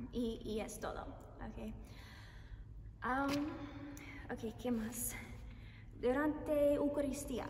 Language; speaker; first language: Spanish; non-native, learner; English